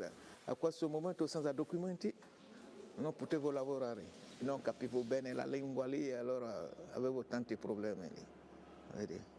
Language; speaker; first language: Italian; non-native, learner; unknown